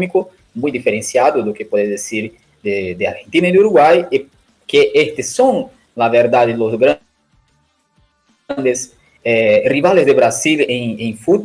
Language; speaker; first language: Spanish; non-native, learner; Portuguese